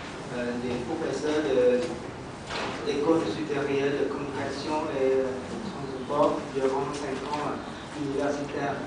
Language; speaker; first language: French; non-native, learner; Vietnamese